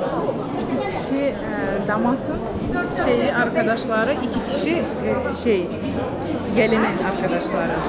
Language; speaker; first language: Turkish; early bilingual, heritage; Turkish